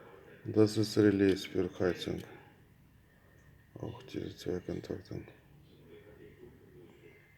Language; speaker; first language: German; non-native, learner; Russian